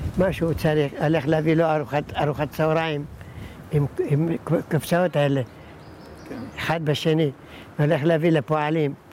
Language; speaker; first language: Hebrew; early bilingual, other home language; Arabic